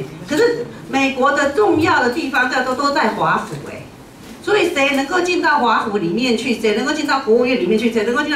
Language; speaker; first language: Chinese; non-native, local second language; Min Nan Chinese